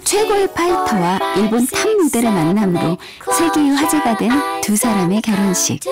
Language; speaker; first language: Korean; native; Korean